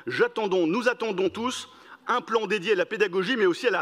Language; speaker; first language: French; native; French